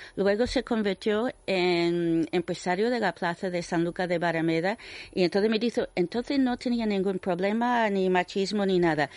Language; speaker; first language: Spanish; non-native, fluent; English